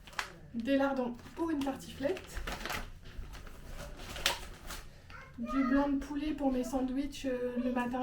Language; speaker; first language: French; native; French